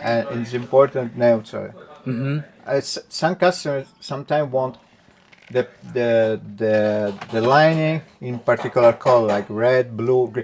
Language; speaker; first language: English; non-native, learner; Italian